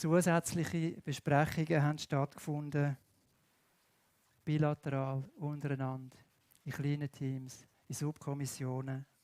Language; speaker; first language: German; native; German